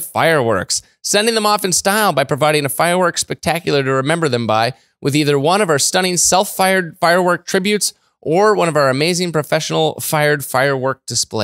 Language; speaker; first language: English; native; English